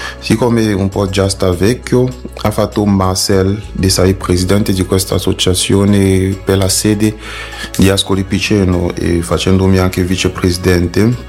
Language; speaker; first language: Italian; non-native, fluent; French